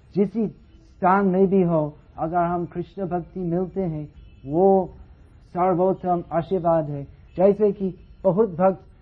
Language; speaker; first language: Hindi; non-native, fluent; English